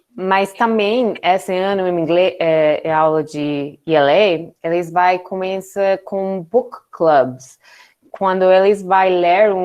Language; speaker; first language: Portuguese; non-native, learner; English